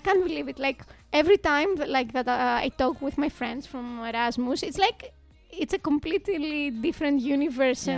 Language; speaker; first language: English; non-native, fluent; Greek